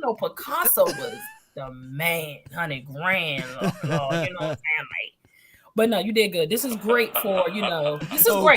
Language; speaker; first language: English; native; English